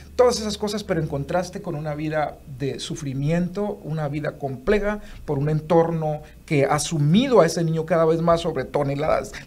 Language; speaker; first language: Spanish; native; Spanish